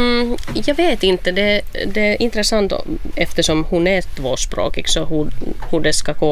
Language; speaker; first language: Swedish; non-native, local second language; Finnish